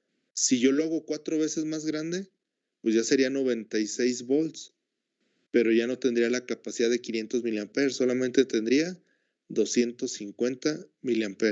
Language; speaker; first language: Spanish; native; Spanish